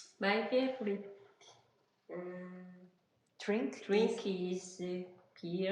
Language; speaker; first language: English; non-native, learner; Korean